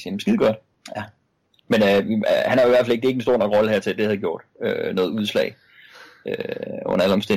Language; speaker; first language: Danish; native; Danish